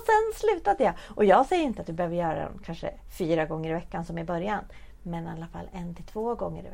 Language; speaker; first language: Swedish; native; Swedish